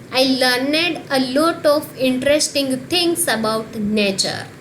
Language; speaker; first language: English; non-native, local second language; Gujarati